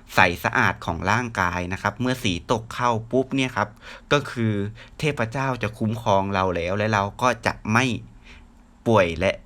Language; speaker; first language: Thai; native; Thai